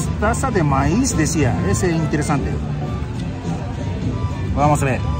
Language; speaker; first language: Spanish; non-native, learner; Japanese